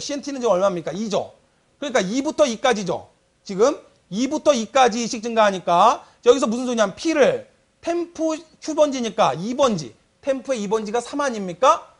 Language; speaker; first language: Korean; native; Korean